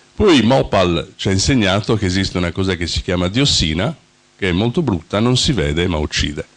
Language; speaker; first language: Italian; native; Italian